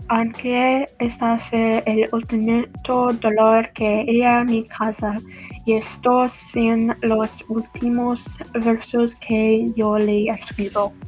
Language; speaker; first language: Spanish; non-native, learner; English